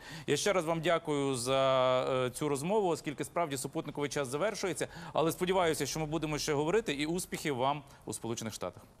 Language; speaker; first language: Ukrainian; native; Ukrainian